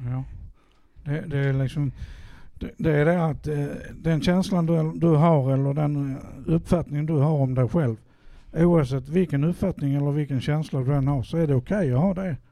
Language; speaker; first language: Swedish; native; Swedish